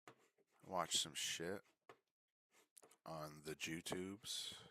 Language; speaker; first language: English; native; English